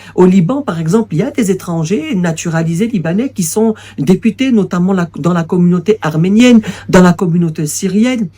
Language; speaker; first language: French; native; French